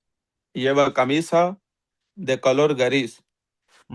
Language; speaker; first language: Spanish; non-native, learner; Urdu